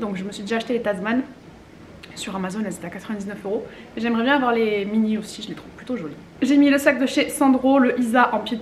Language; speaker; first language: French; native; French